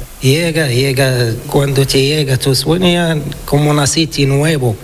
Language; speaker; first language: Spanish; non-native, learner; Arabic